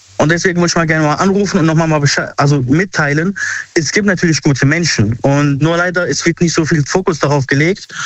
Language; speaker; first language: German; early bilingual, other home language; Arabic